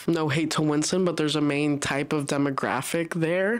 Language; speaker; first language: English; early bilingual, other home language; Spanish